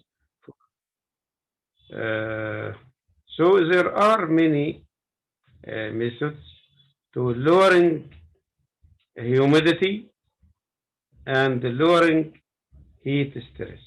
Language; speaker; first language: English; non-native, learner; Arabic